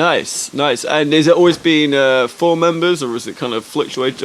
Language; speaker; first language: English; native; English